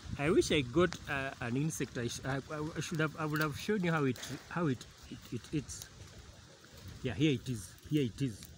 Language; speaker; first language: English; non-native, local second language; Luyia